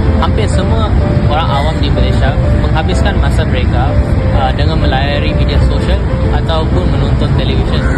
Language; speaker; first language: Malay; non-native, local second language; Tamil